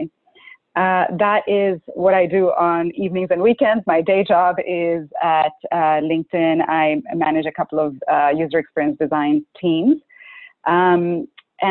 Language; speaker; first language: English; non-native, local second language; Urdu